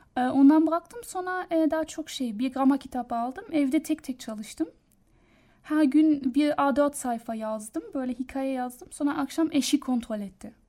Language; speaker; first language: Turkish; non-native, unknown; German